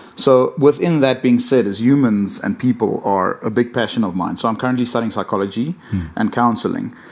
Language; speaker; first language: English; non-native, local second language; Afrikaans